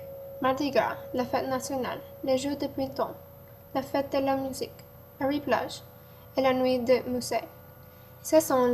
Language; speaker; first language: French; non-native, learner; English